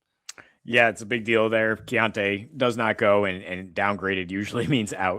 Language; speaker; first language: English; native; English